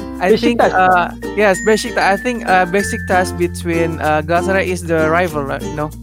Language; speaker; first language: English; non-native, learner; Indonesian